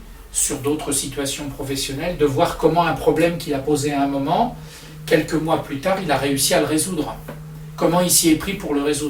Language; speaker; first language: French; native; French